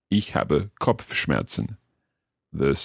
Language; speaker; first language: German; non-native, learner; English